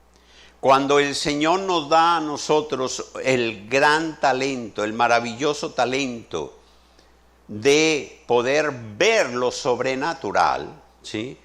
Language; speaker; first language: Spanish; native; Spanish